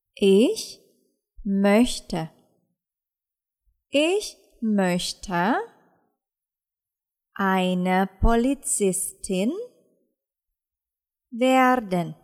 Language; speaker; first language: German; non-native, fluent; Indonesian